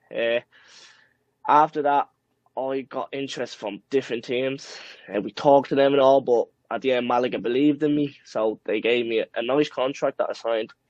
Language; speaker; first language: English; early bilingual, other home language; Spanish